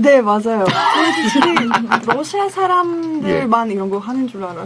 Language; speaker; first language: Korean; non-native, fluent; Russian